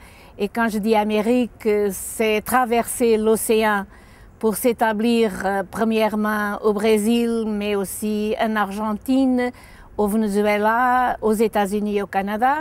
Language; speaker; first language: French; non-native, fluent; Portuguese